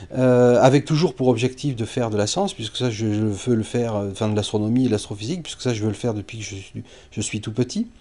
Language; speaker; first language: French; native; French